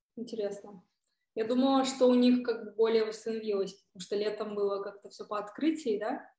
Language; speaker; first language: Russian; non-native, local second language; Kyrgyz